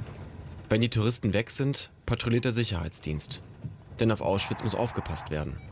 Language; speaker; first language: German; native; German